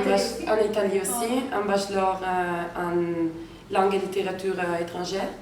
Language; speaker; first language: French; non-native, fluent; Italian